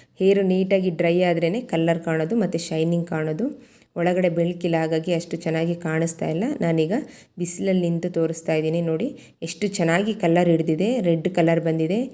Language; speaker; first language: Kannada; native; Kannada